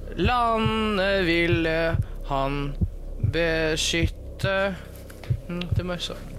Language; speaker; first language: Norwegian; early bilingual, other home language; Russian